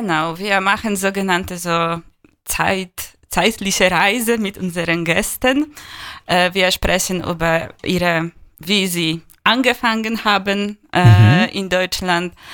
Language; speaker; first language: German; non-native, fluent; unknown